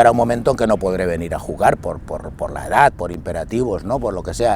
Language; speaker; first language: Spanish; native; Spanish